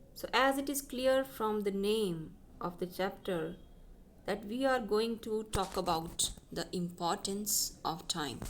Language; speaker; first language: English; non-native, local second language; Punjabi